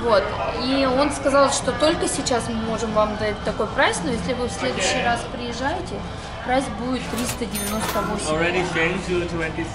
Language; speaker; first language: Russian; native; Russian